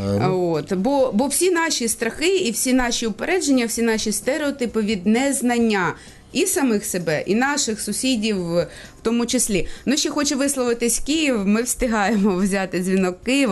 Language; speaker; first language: Ukrainian; native; Ukrainian